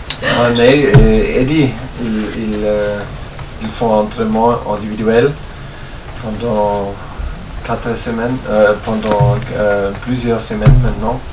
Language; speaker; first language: French; non-native, learner; German